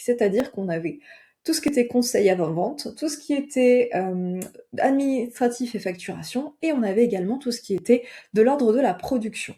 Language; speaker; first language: French; native; French